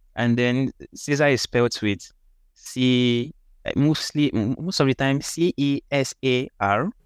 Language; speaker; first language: English; non-native, local second language; Yoruba